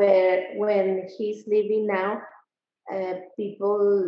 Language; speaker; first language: English; non-native, learner; Spanish